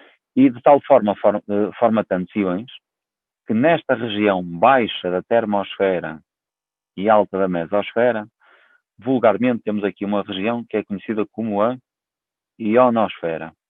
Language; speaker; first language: Portuguese; native; Portuguese